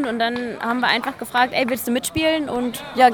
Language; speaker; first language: German; native; German